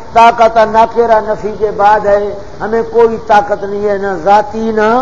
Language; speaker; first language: Urdu; non-native, local second language; Punjabi